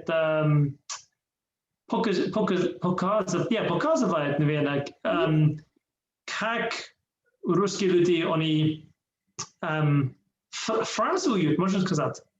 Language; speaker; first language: Russian; non-native, learner; English